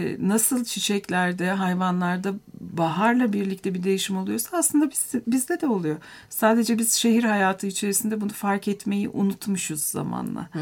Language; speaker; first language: Turkish; native; Turkish